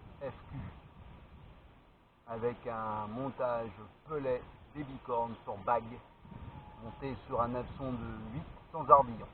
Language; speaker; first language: French; native; French